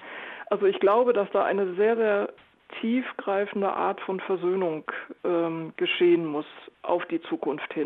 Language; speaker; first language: German; native; German